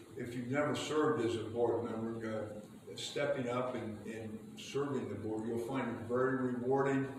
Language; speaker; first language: English; native; English